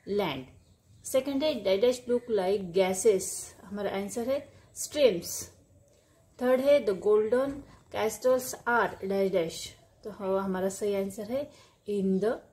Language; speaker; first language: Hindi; non-native, local second language; Marathi